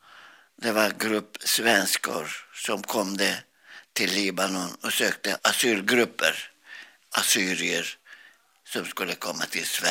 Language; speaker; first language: Swedish; non-native, learner; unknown